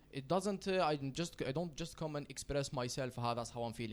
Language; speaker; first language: English; non-native, fluent; Arabic